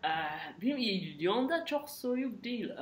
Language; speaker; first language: Azerbaijani; non-native, learner; French